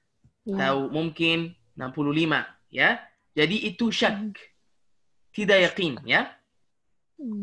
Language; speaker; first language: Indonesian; non-native, learner; Arabic